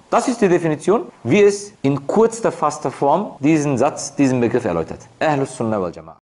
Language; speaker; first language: German; early bilingual, other home language; Turkish